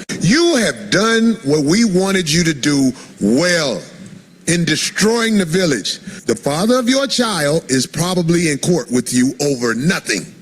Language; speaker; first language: English; native; English